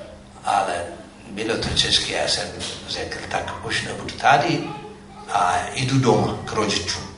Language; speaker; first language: Czech; non-native, fluent; Amharic